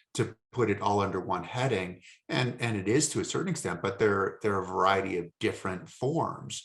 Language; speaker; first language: English; native; English